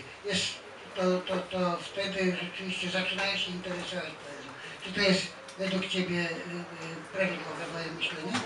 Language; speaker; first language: Polish; native; Polish